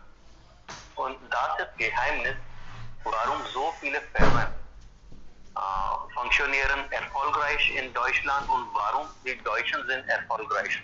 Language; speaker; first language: German; non-native, fluent; Hindi